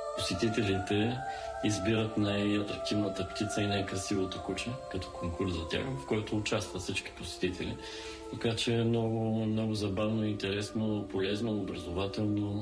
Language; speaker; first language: Bulgarian; native; Bulgarian